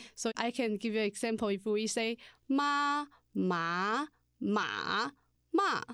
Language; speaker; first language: English; non-native, learner; Chinese